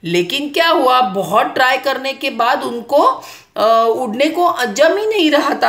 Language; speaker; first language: Hindi; non-native, local second language; Marathi